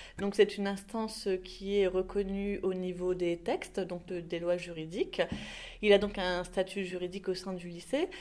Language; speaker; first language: French; native; French